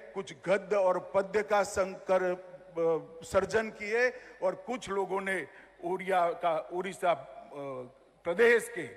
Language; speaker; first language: Hindi; non-native, local second language; Gujarati